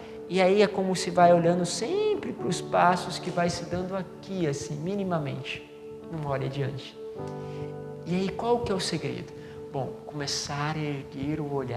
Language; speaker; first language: Portuguese; native; Portuguese